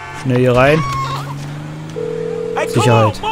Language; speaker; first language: German; native; German